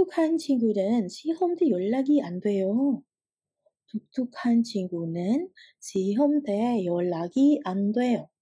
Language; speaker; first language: Korean; non-native, fluent; Indonesian